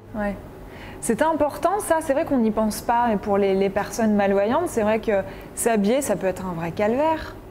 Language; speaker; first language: French; native; French